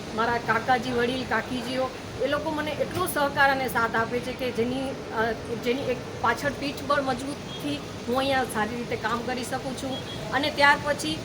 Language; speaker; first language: Gujarati; native; Gujarati